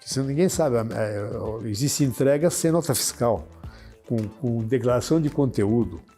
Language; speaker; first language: Portuguese; early bilingual, other home language; Arabic